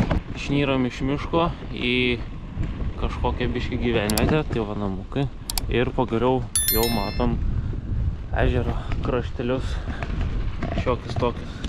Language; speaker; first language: Lithuanian; native; Lithuanian